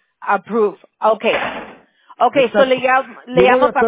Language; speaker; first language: Spanish; early bilingual, heritage; Spanish